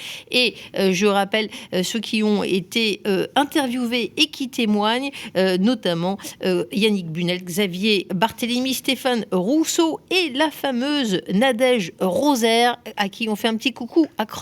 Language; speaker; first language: French; native; French